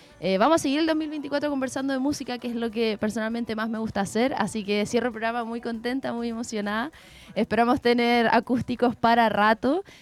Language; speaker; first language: Spanish; native; Spanish